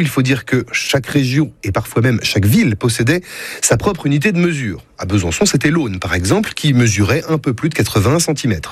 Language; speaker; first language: French; native; French